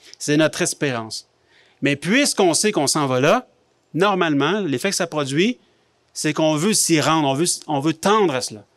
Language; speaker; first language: French; native; French